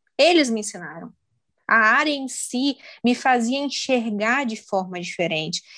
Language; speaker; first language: Portuguese; native; Portuguese